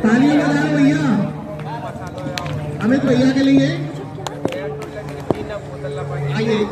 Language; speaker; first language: Hindi; native; Hindi